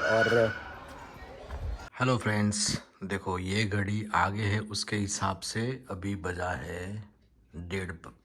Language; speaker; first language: Hindi; non-native, local second language; Gujarati